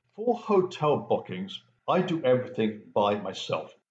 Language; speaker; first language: English; native; English